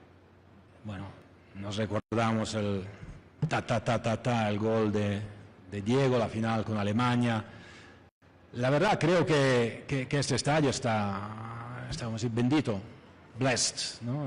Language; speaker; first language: Spanish; non-native, fluent; Italian